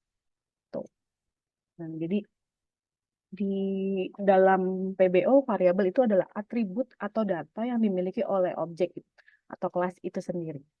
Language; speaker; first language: Indonesian; native; Indonesian